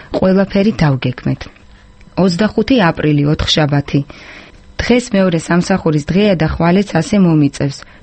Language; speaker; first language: Georgian; non-native, local second language; Azerbaijani